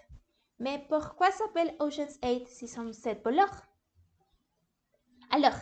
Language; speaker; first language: French; non-native, learner; English